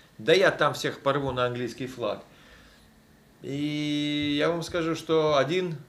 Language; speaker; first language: Russian; native; Russian